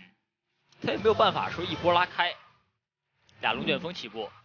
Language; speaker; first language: Chinese; native; Chinese